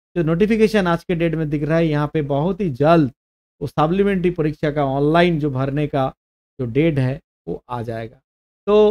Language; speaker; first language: Hindi; non-native, local second language; Bangla